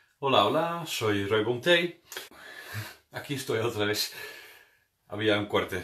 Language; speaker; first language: Spanish; non-native, fluent; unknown